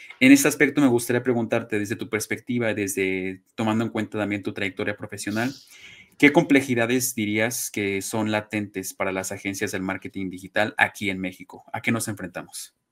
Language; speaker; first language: Spanish; native; Spanish